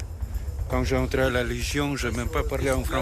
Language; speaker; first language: French; non-native, learner; Russian